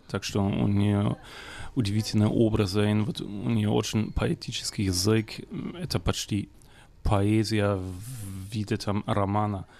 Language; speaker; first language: Russian; non-native, fluent; German